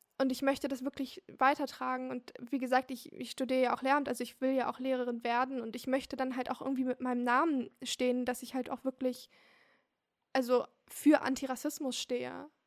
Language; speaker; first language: German; early bilingual, other home language; Turkish